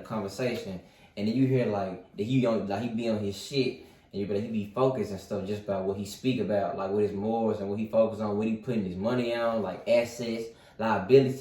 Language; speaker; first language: English; native; English